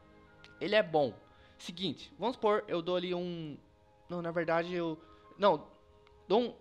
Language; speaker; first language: Portuguese; native; Portuguese